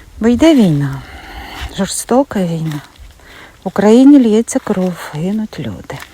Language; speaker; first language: Ukrainian; native; Ukrainian